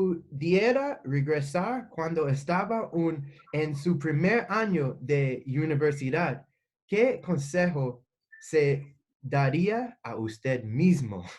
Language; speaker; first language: Spanish; non-native, learner; English